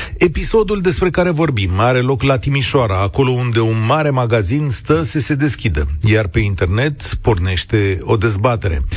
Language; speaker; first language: Romanian; native; Romanian